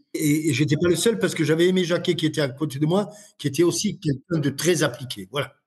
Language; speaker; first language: French; native; French